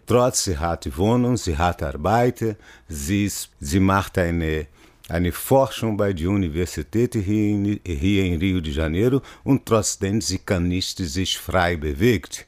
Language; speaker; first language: German; non-native, fluent; Portuguese